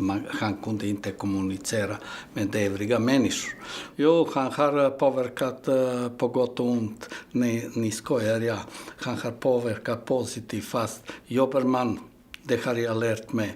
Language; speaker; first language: Swedish; non-native, fluent; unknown